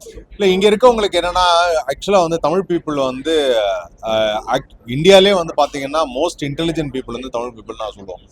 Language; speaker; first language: Tamil; native; Tamil